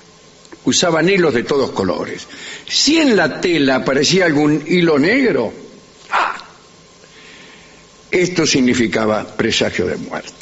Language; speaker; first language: Spanish; native; Spanish